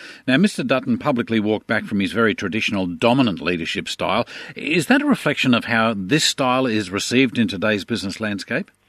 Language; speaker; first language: English; native; English